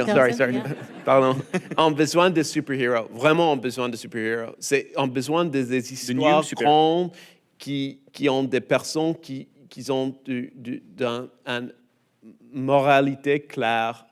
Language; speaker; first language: French; non-native, learner; English